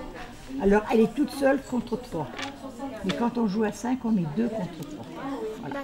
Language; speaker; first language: French; native; French